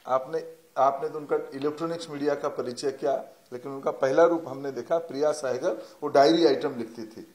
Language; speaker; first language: Hindi; non-native, local second language; Odia